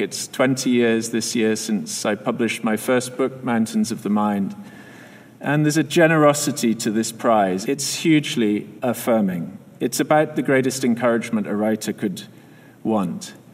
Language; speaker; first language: English; native; English